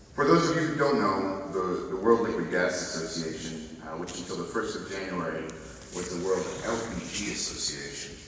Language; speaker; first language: English; native; English